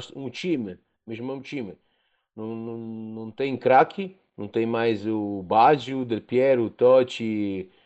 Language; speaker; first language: Portuguese; non-native, fluent; Italian